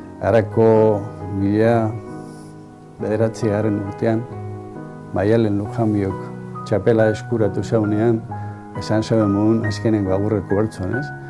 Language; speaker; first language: Basque; native; Basque